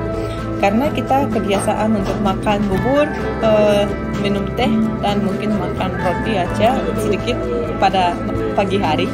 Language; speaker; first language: Indonesian; non-native, fluent; Russian